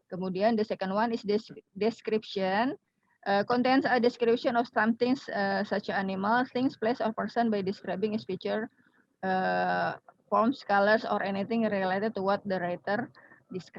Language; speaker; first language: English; non-native, fluent; Indonesian